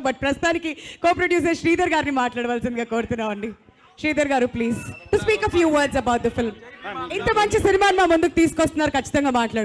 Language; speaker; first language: Telugu; native; Telugu